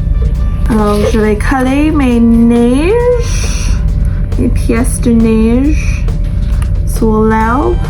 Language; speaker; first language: French; non-native, fluent; English